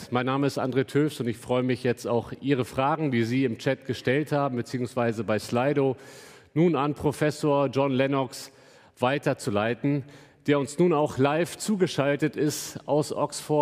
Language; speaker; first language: German; native; German